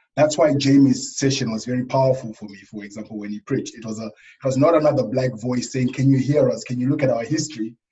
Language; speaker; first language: English; non-native, local second language; Shona